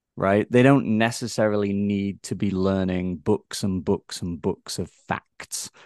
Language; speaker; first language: English; native; English